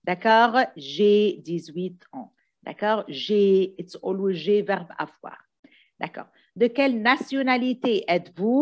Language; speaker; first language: French; non-native, fluent; Arabic